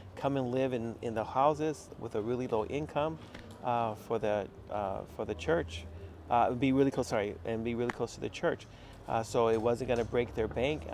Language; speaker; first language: English; native; English